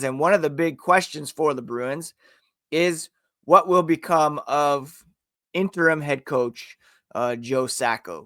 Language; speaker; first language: English; native; English